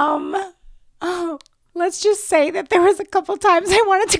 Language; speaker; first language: English; native; English